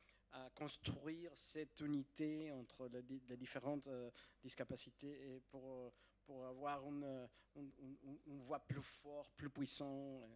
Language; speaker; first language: French; non-native, fluent; Spanish